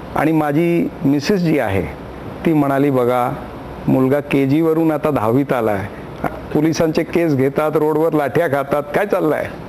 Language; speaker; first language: Marathi; non-native, local second language; Punjabi